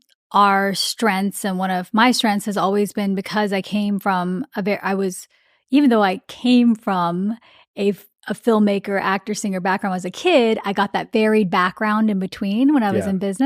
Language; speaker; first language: English; early bilingual, other home language; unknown